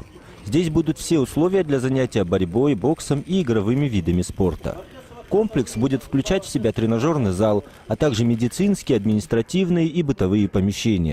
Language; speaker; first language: Russian; native; Russian